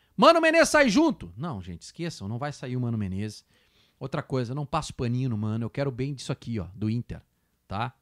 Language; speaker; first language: Portuguese; native; Portuguese